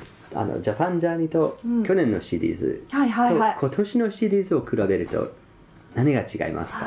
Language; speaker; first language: Japanese; non-native, fluent; English